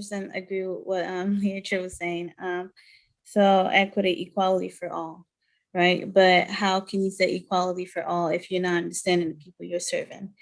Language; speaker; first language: English; non-native, fluent; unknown